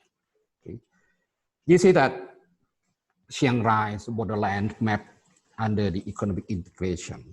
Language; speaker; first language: English; non-native, fluent; Thai